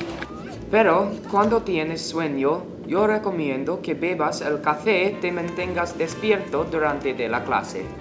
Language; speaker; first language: Spanish; non-native, learner; English